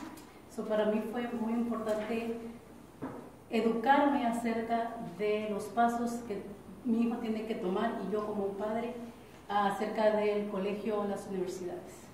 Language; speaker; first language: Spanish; early bilingual, heritage; Spanish